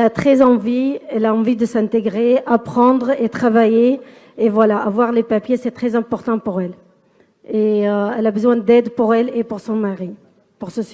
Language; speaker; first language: French; non-native, fluent; Kurdish